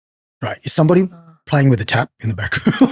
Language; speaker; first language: English; native; English